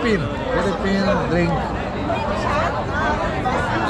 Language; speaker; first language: English; non-native, learner; Czech